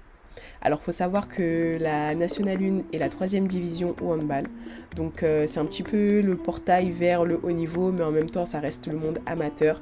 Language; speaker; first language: French; early bilingual, other home language; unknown